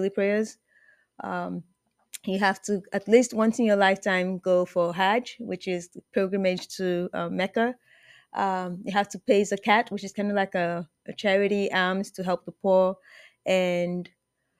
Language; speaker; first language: English; non-native, local second language; Yoruba